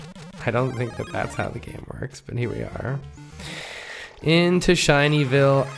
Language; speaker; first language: English; native; English